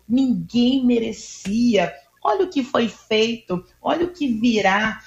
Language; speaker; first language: Portuguese; native; Portuguese